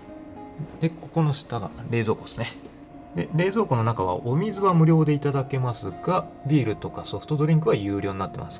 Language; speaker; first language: Japanese; native; Japanese